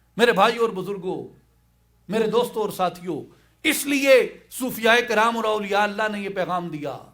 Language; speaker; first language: Urdu; non-native, local second language; Saraiki